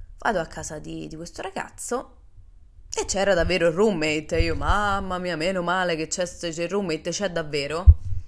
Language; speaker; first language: Italian; native; Italian